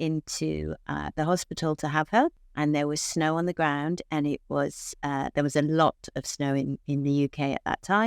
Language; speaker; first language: English; native; English